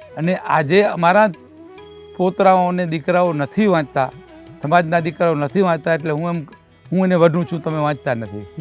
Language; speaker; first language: Gujarati; non-native, local second language; Kachhi